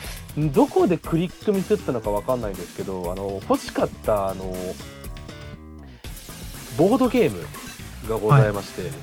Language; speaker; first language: Japanese; native; Japanese